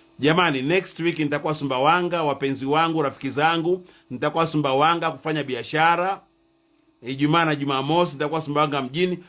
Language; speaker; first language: Swahili; native; Swahili